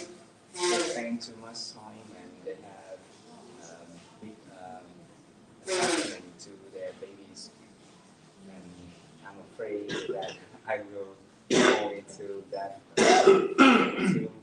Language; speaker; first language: English; non-native, learner; Vietnamese